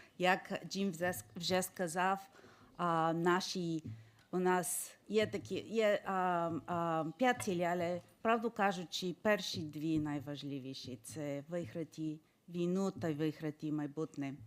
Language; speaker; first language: Ukrainian; non-native, fluent; English